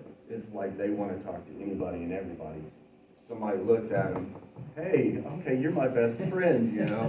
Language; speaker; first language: English; native; English